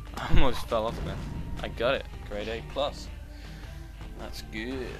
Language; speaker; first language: English; native; English